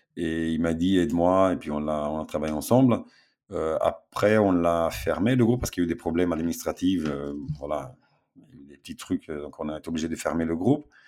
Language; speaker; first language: French; non-native, fluent; Romanian